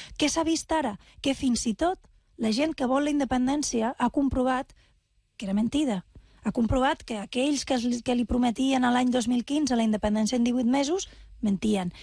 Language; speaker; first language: Catalan; non-native, local second language; Spanish